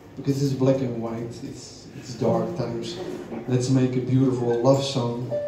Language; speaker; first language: English; non-native, fluent; Dutch